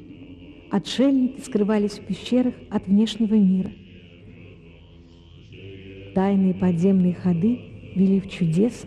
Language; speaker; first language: Russian; native; Russian